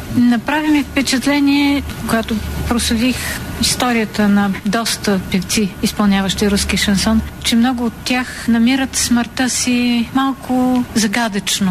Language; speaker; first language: Bulgarian; native; Bulgarian